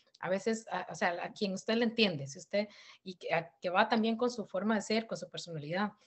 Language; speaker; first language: Spanish; native; Spanish